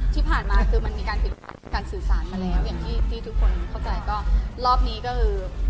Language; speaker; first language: Thai; native; Thai